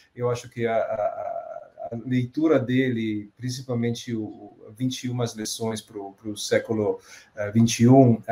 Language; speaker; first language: Portuguese; non-native, fluent; Italian